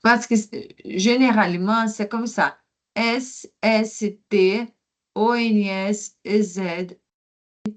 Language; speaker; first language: French; non-native, fluent; Portuguese